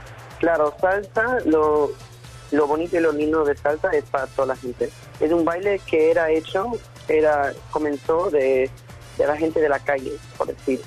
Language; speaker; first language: Spanish; early bilingual, heritage; Spanish